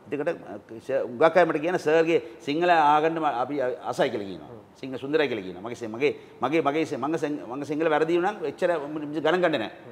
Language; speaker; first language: Sinhala; non-native, local second language; Tamil